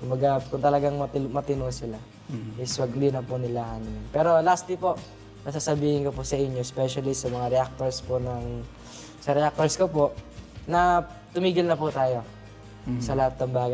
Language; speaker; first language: Filipino; native; Filipino